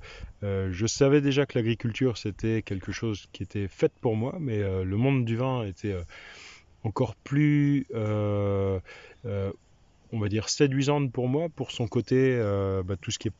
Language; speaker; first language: French; native; French